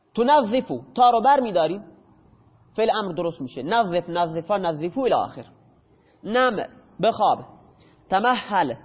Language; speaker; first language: Persian; non-native, local second language; Baluchi